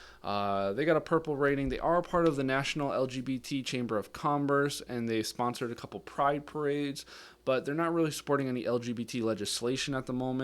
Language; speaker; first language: English; native; English